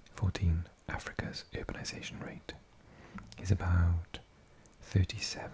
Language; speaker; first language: English; native; English